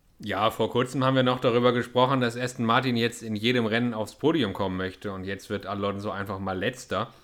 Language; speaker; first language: German; native; German